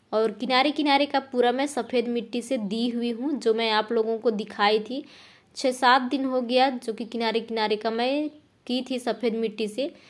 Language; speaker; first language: Hindi; native; Hindi